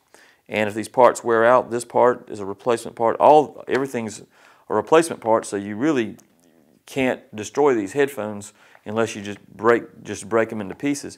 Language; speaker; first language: English; native; English